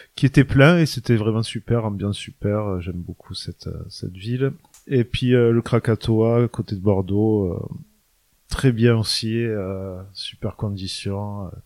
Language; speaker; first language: French; native; French